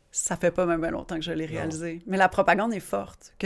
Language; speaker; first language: French; native; French